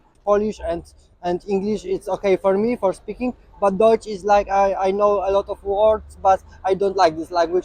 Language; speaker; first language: English; non-native, learner; Polish